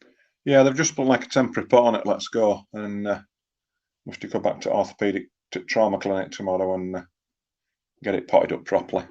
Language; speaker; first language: English; native; English